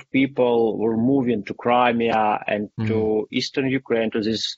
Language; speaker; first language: English; non-native, fluent; Ukrainian